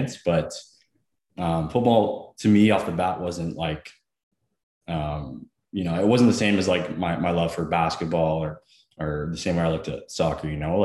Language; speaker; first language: English; native; English